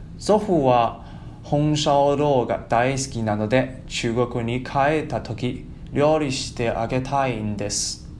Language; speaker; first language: Japanese; non-native, learner; Chinese